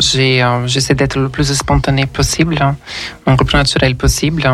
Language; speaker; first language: French; non-native, fluent; Portuguese